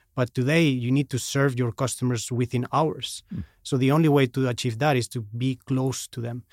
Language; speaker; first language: English; non-native, fluent; Spanish